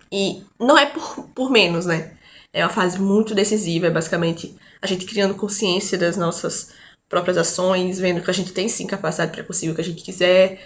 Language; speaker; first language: Portuguese; native; Portuguese